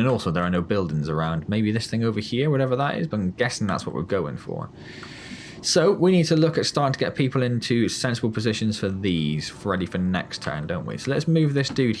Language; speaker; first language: English; native; English